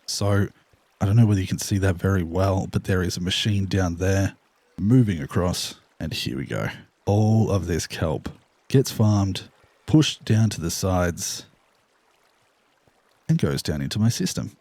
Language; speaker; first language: English; native; English